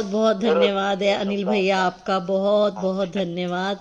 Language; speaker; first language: Hindi; native; Hindi